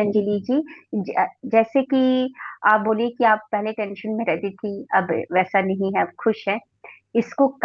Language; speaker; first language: Hindi; native; Hindi